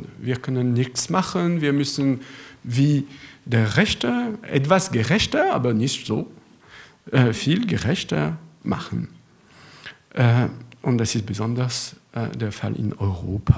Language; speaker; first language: German; non-native, fluent; French